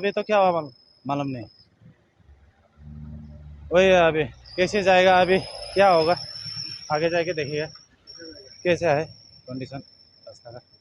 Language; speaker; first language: Hindi; non-native, local second language; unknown